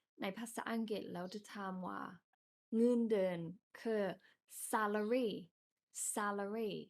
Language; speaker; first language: Thai; non-native, fluent; English